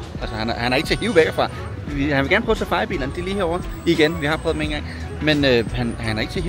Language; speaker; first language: Danish; native; Danish